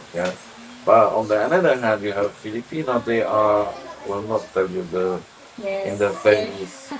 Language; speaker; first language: English; non-native, learner; Polish